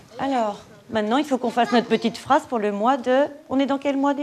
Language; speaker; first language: French; native; French